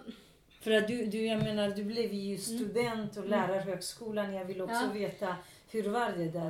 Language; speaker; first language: Swedish; non-native, local second language; Kurdish